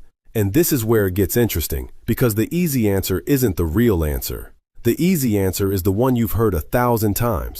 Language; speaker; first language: English; native; English